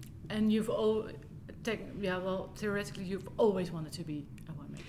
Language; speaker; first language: English; non-native, fluent; Dutch